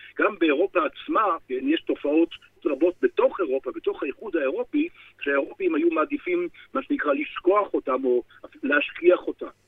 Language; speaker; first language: Hebrew; native; Hebrew